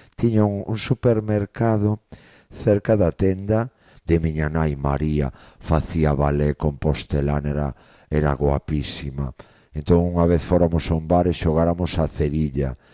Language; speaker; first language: Galician; native; Galician